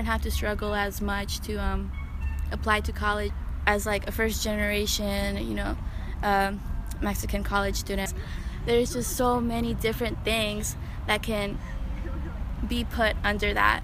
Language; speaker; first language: English; early bilingual, other home language; Spanish